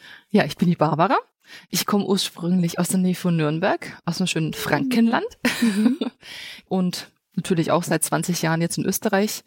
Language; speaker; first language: German; native; German